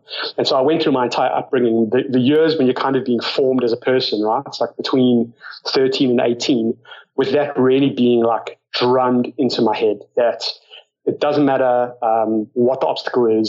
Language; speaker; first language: English; native; English